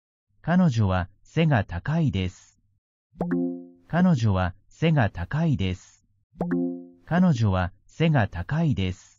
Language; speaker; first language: Japanese; non-native, learner; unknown